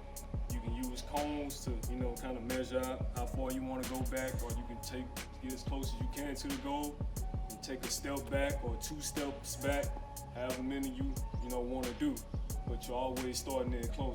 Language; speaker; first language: English; native; English